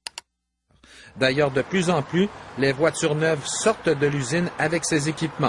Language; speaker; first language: French; native; French